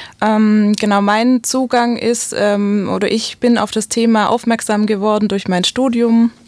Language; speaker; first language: German; native; German